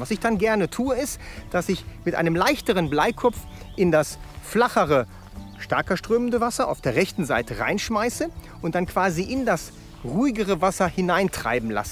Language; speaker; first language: German; native; German